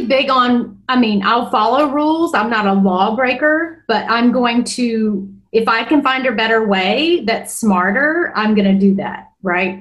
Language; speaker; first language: English; native; English